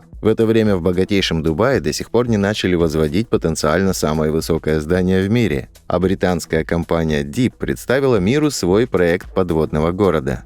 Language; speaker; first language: Russian; native; Russian